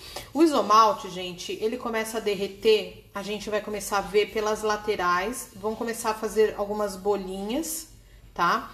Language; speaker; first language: Portuguese; native; Portuguese